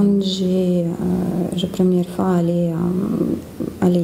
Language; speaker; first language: French; non-native, learner; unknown